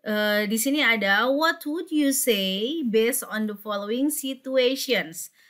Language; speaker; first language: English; non-native, fluent; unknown